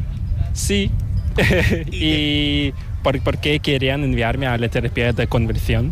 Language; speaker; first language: Spanish; non-native, learner; Korean